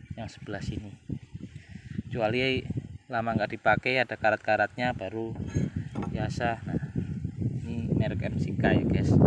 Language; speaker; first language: Indonesian; non-native, local second language; Javanese